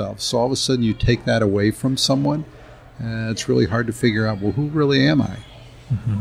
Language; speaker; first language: English; native; English